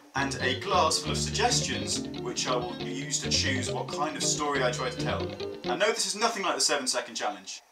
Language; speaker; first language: English; native; English